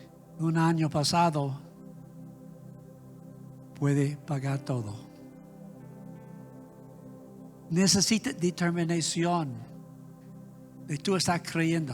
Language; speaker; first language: Spanish; non-native, learner; English